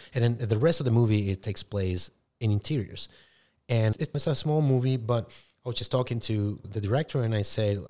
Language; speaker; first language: English; non-native, fluent; Spanish